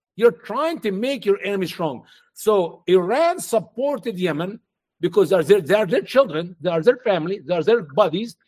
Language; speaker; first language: English; non-native, fluent; Arabic